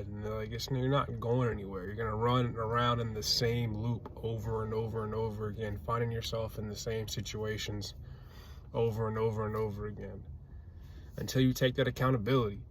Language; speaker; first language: English; native; English